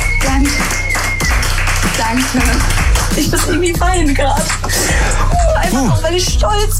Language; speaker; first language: German; native; German